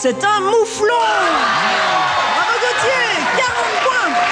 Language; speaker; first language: French; native; French